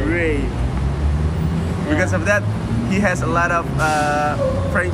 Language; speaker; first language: English; non-native, learner; Indonesian